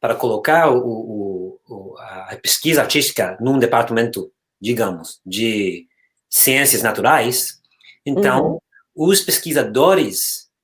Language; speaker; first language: Portuguese; non-native, fluent; English